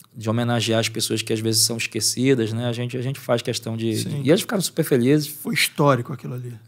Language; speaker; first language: Portuguese; native; Portuguese